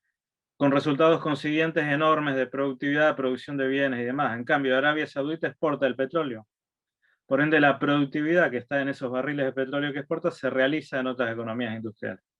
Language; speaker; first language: Spanish; native; Spanish